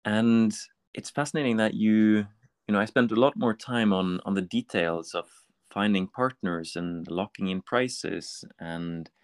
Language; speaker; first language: English; non-native, fluent; Norwegian